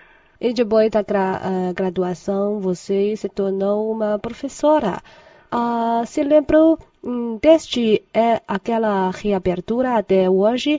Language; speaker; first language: Portuguese; non-native, fluent; Chinese